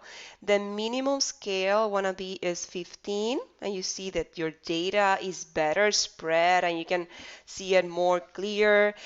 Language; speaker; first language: English; non-native, fluent; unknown